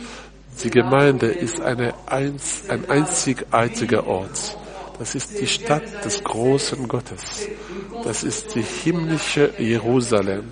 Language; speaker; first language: German; non-native, fluent; French